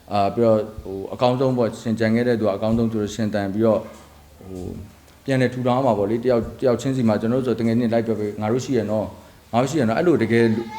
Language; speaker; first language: Burmese; native; Burmese